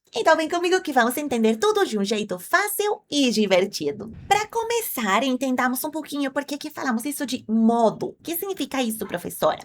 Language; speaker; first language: Portuguese; non-native, fluent; Spanish